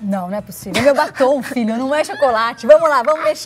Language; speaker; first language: Portuguese; native; Portuguese